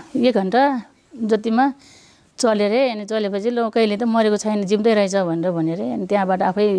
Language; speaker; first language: Nepali; non-native, local second language; Eastern Tamang